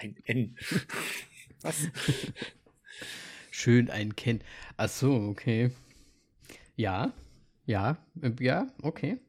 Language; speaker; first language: German; native; German